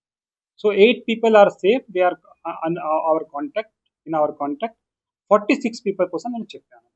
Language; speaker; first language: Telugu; non-native, local second language; Urdu